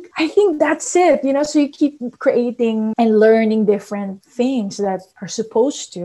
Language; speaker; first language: English; non-native, local second language; Filipino